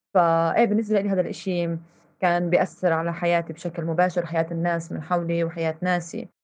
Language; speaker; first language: Arabic; native; Arabic